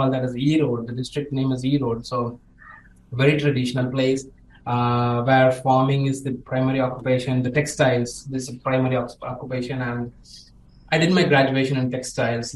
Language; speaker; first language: English; non-native, local second language; Tamil